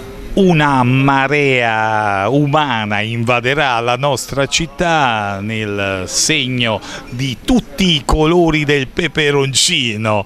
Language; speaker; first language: Italian; native; Italian